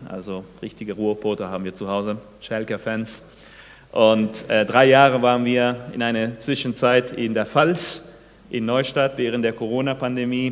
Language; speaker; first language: German; non-native, fluent; Spanish